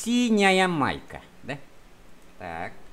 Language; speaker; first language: Russian; non-native, fluent; Vietnamese